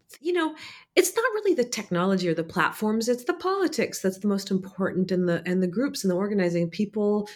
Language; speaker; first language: English; early bilingual, other home language; Arabic